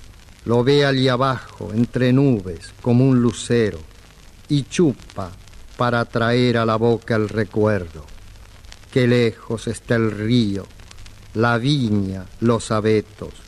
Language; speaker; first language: Spanish; native; Spanish